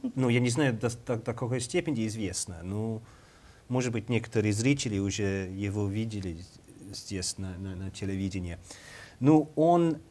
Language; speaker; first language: Russian; non-native, fluent; English